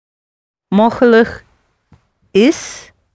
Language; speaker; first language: Dutch; non-native, learner; English